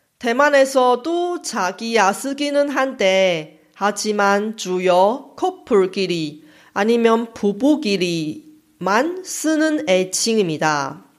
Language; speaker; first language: Korean; non-native, fluent; Chinese